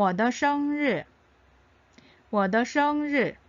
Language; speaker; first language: Chinese; non-native, fluent; Korean